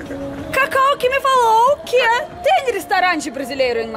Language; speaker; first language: Portuguese; non-native, learner; Russian